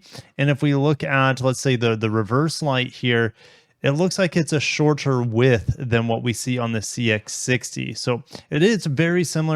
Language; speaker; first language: English; native; English